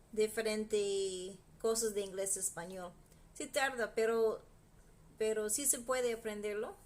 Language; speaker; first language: Spanish; non-native, fluent; English